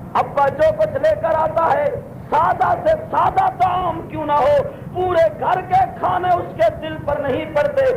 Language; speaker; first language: Urdu; non-native, local second language; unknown